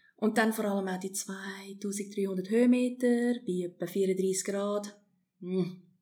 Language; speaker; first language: German; early bilingual, heritage; German